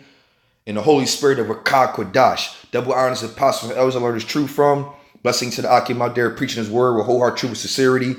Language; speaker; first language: English; native; English